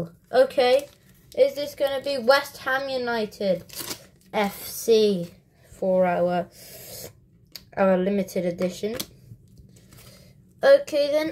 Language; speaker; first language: English; native; English